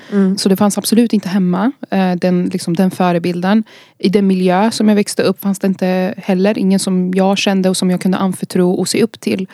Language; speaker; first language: Swedish; early bilingual, other home language; Arabic